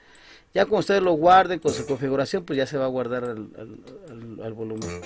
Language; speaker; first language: Spanish; native; Spanish